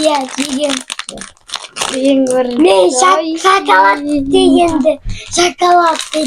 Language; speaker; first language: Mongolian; non-native, local second language; Kazakh